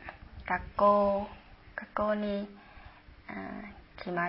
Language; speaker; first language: Japanese; non-native, learner; Chinese